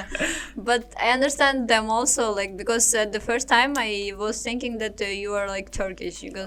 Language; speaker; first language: English; non-native, learner; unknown